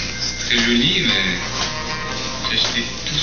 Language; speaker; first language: French; non-native, fluent; Portuguese